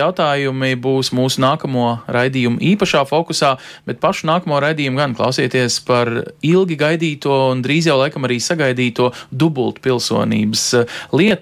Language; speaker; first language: Latvian; native; Latvian